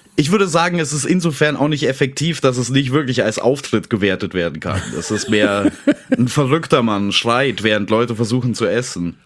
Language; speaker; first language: German; native; German